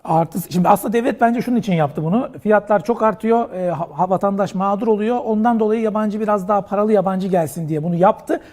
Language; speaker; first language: Turkish; native; Turkish